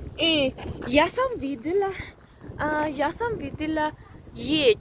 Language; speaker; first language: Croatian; non-native, learner; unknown